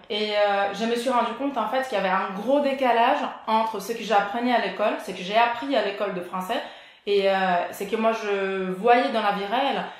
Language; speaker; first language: French; non-native, fluent; Portuguese